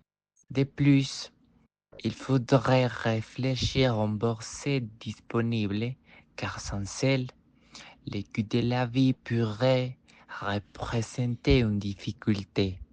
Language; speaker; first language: French; non-native, fluent; Spanish